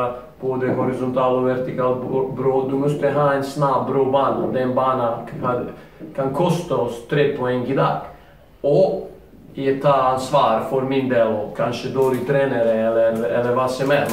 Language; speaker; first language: Swedish; non-native, learner; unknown